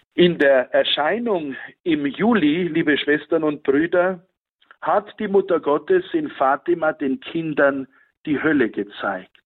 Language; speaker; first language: German; native; German